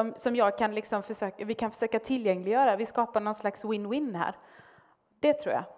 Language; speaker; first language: Swedish; native; Swedish